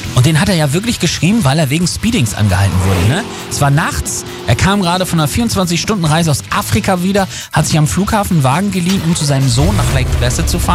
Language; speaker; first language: German; native; German